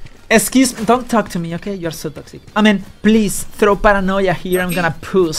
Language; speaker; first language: English; non-native, learner; Spanish